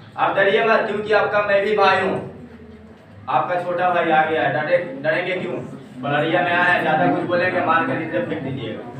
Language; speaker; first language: Hindi; native; Hindi